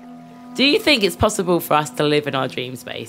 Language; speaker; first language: English; native; English